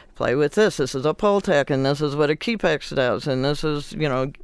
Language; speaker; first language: English; native; English